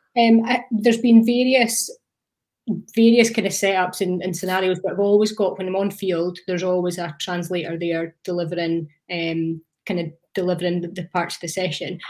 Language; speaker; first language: English; native; English